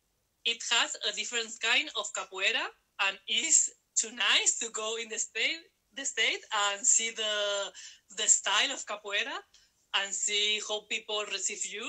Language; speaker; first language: English; non-native, learner; Spanish